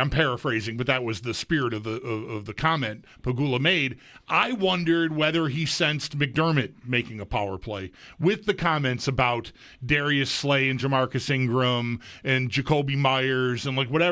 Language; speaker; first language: English; native; English